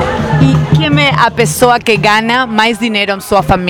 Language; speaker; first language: Portuguese; non-native, fluent; Spanish